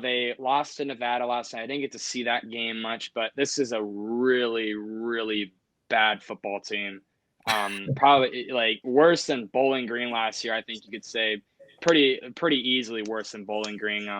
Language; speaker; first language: English; native; English